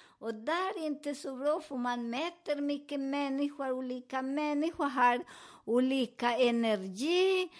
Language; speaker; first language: Swedish; non-native, fluent; Spanish